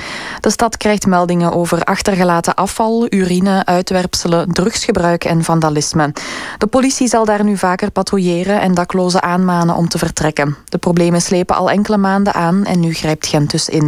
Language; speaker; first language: Dutch; native; Dutch